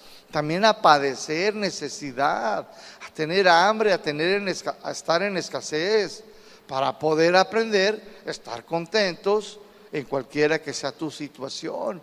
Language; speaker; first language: Spanish; native; Spanish